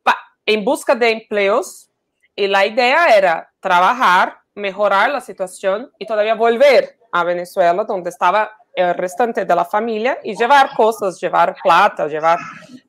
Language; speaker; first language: Spanish; non-native, fluent; Portuguese